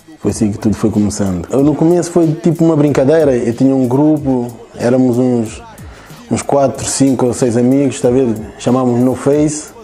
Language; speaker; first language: Portuguese; early bilingual, other home language; Kabuverdianu